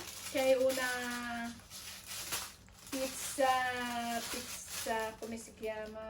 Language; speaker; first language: Italian; non-native, learner; Filipino